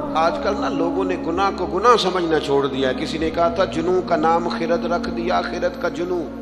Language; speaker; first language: Urdu; non-native, local second language; Punjabi